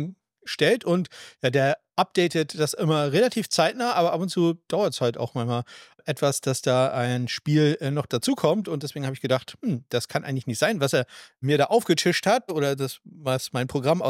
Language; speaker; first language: German; native; German